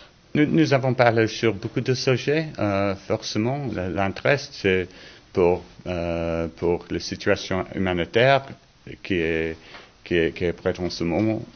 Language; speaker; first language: French; non-native, learner; English